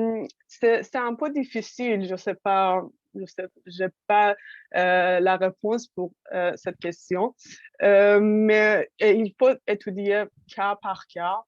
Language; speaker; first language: French; non-native, fluent; Persian